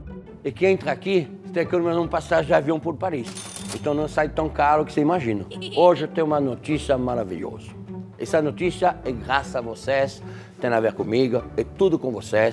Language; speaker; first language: Portuguese; non-native, fluent; French